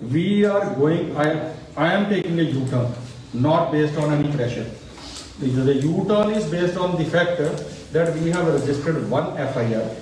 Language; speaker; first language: English; non-native, local second language; Punjabi